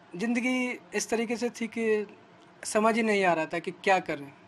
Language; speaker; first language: Hindi; native; Hindi